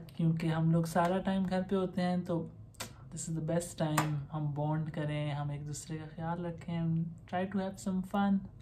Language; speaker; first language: Urdu; native; Urdu